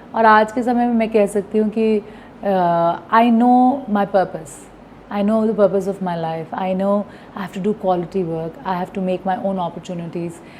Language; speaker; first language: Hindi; non-native, local second language; Bhojpuri